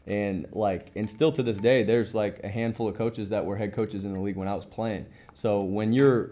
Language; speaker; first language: English; native; English